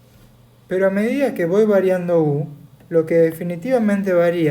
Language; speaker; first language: Spanish; native; Spanish